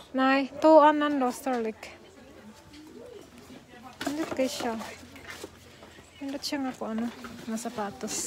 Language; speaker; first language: Swedish; non-native, learner; Cebuano